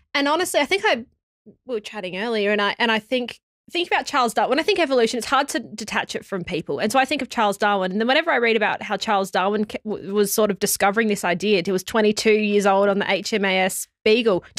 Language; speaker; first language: English; native; English